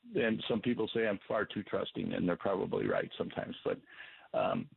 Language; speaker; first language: English; native; English